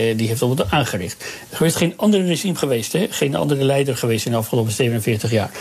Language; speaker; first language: Dutch; non-native, fluent; Persian